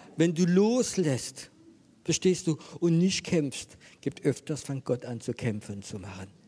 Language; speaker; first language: German; non-native, fluent; French